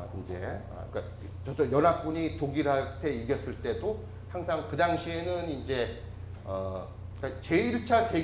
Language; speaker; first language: Korean; native; Korean